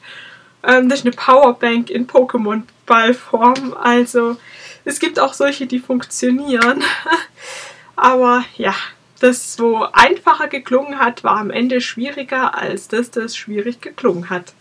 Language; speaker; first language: German; native; German